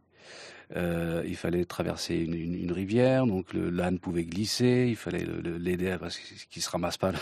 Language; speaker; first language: French; early bilingual, other home language; Kabyle